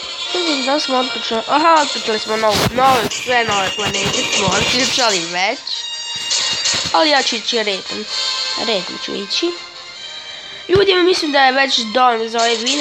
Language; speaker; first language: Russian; non-native, learner; Serbian